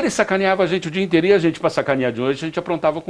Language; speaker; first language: Portuguese; native; Portuguese